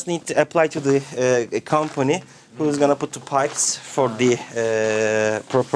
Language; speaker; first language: English; non-native, fluent; Turkish